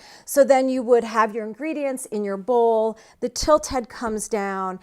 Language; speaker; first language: English; native; English